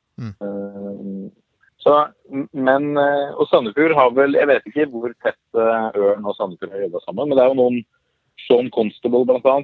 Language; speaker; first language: Norwegian; native; Norwegian